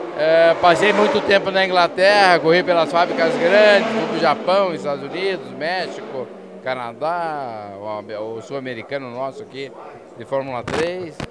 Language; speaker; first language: Portuguese; native; Portuguese